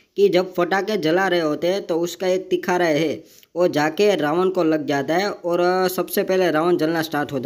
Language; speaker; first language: Hindi; non-native, local second language; Gujarati